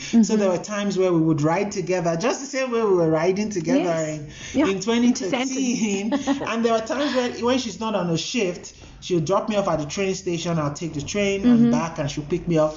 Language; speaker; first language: English; non-native, local second language; Yoruba